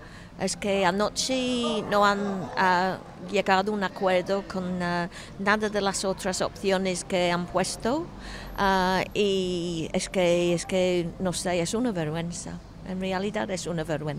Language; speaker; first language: Spanish; non-native, fluent; English